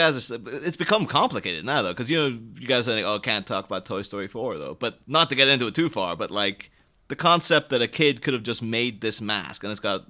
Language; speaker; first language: English; native; English